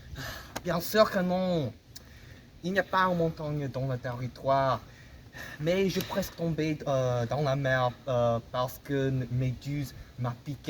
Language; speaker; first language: French; non-native, learner; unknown